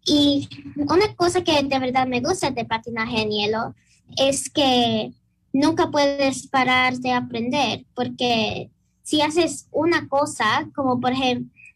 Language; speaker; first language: Spanish; early bilingual, heritage; Spanish